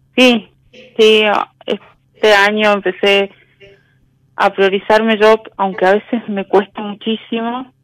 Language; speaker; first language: Spanish; native; Spanish